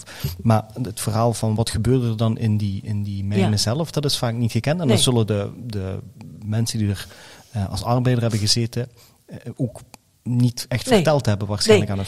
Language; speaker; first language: Dutch; native; Dutch